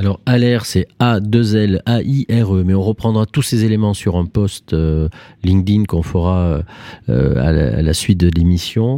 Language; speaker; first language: French; native; French